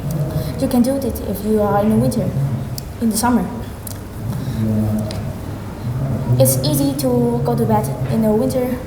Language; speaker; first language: English; non-native, learner; Vietnamese